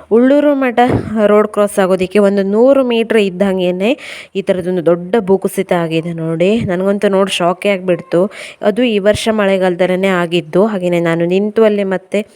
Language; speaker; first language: Kannada; native; Kannada